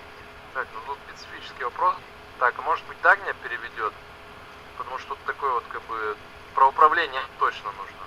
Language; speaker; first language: Russian; native; Russian